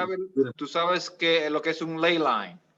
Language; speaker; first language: Spanish; early bilingual, heritage; Spanish